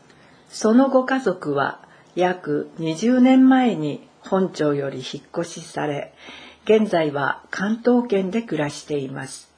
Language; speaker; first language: Japanese; native; Japanese